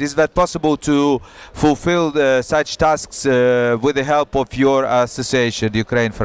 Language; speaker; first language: English; non-native, fluent; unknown